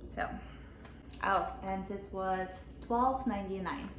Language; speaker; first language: English; non-native, fluent; Mongolian